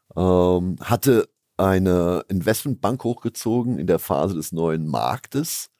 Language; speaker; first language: German; native; German